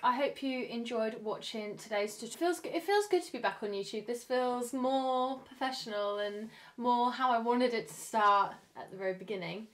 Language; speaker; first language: English; native; English